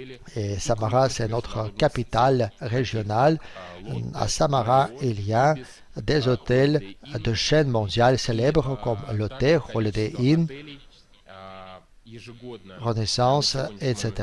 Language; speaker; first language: French; non-native, fluent; Russian